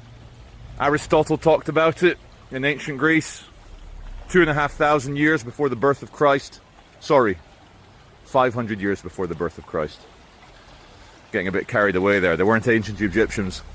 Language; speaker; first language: English; native; English